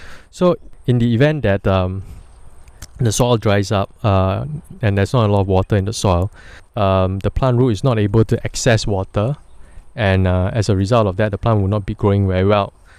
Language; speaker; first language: English; non-native, local second language; Chinese